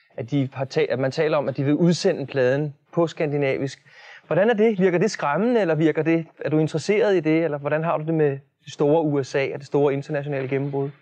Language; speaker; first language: Danish; native; Danish